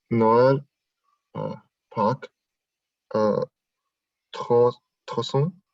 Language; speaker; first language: French; non-native, learner; Chinese